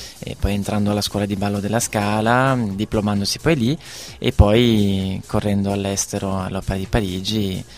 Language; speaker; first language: Italian; native; Italian